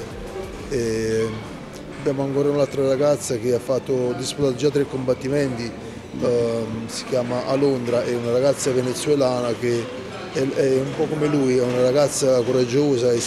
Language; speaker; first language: Italian; native; Italian